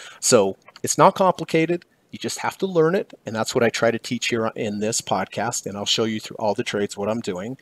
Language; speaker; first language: English; native; English